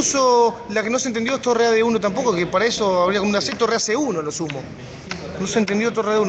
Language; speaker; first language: Spanish; native; Spanish